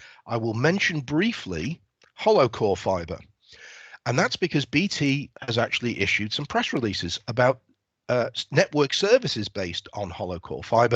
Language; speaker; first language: English; native; English